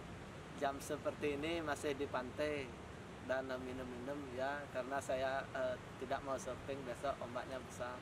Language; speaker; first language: Indonesian; non-native, local second language; Balinese